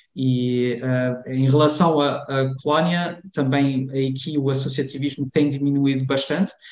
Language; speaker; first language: Portuguese; early bilingual, heritage; Portuguese